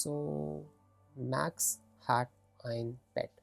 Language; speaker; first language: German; non-native, learner; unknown